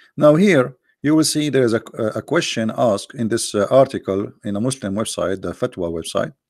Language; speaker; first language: English; non-native, fluent; Arabic